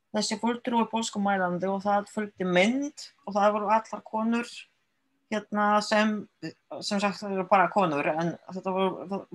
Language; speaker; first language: Icelandic; early bilingual, other home language; French